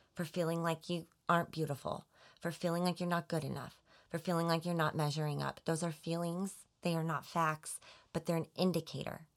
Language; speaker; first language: English; native; English